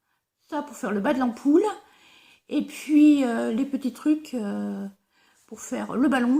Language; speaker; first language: French; native; French